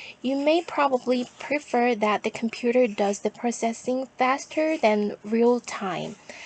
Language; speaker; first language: English; non-native, fluent; Korean